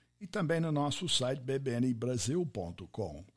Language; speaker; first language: Portuguese; non-native, fluent; English